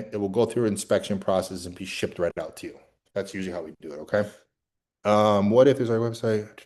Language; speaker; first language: English; native; English